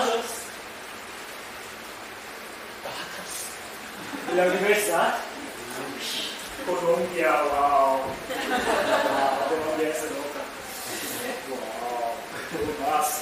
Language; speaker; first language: Spanish; non-native, learner; Japanese